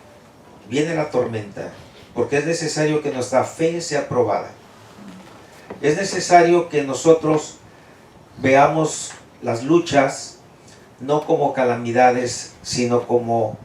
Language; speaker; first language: Spanish; native; Spanish